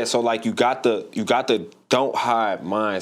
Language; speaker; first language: English; native; English